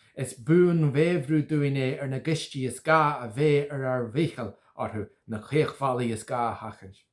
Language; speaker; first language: Irish; native; Irish